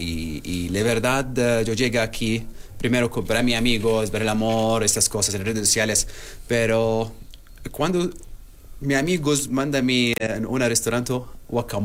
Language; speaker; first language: Spanish; non-native, learner; Arabic